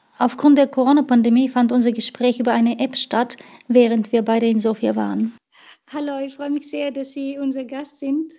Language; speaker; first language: German; non-native, fluent; Bulgarian